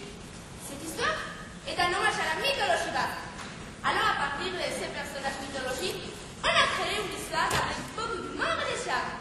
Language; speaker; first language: French; non-native, learner; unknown